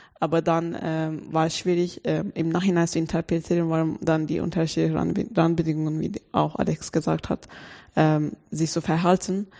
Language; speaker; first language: German; non-native, fluent; Turkish